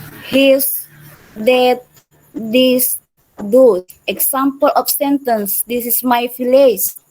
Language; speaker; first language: English; non-native, learner; Indonesian